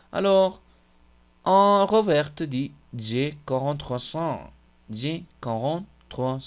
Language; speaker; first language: French; non-native, fluent; Spanish